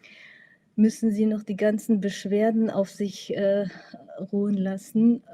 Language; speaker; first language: German; early bilingual, other home language; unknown